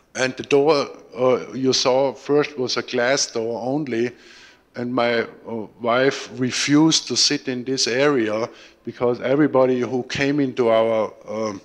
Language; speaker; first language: English; non-native, fluent; German